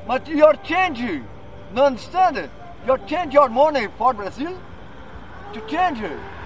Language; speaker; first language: English; non-native, learner; Portuguese